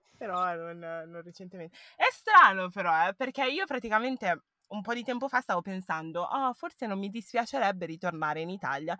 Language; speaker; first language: Italian; early bilingual, other home language; English